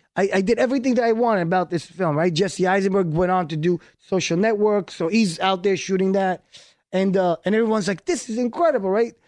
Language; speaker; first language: English; early bilingual, other home language; Hebrew